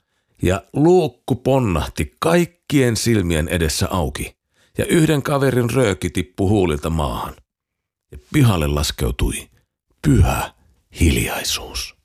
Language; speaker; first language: Finnish; native; Finnish